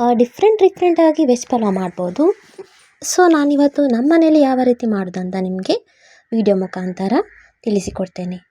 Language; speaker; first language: Kannada; native; Kannada